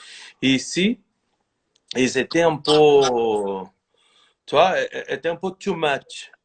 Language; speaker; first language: French; non-native, fluent; Portuguese